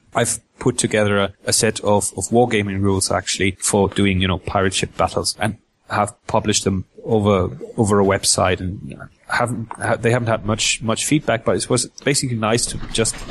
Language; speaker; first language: English; non-native, fluent; German